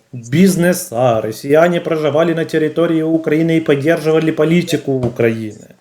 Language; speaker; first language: Russian; native; Russian